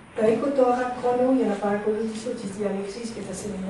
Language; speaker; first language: Greek; non-native, fluent; French